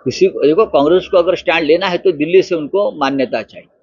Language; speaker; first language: Hindi; non-native, local second language; Marathi